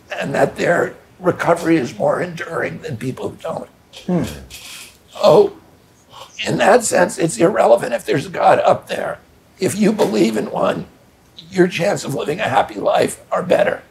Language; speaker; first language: English; native; English